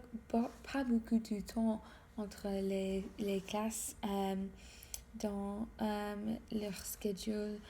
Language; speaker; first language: French; non-native, learner; English